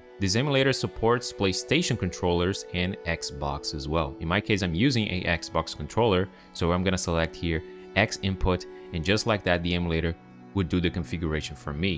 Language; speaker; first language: English; non-native, fluent; Portuguese